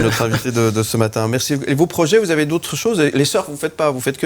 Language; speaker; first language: French; native; French